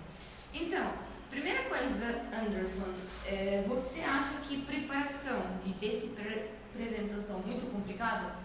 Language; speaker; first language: Portuguese; non-native, learner; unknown